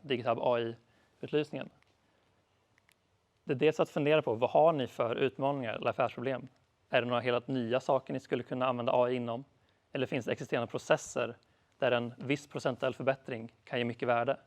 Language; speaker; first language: Swedish; native; Swedish